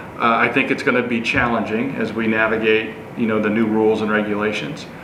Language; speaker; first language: English; native; English